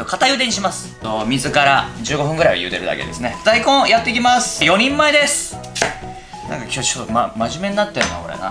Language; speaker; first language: Japanese; native; Japanese